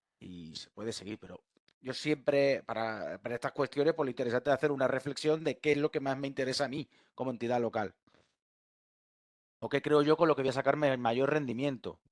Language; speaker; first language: Spanish; native; Spanish